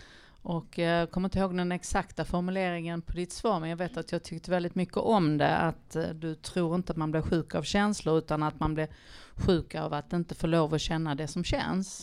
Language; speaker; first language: Swedish; native; Swedish